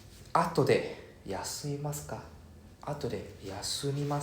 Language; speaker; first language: Japanese; non-native, fluent; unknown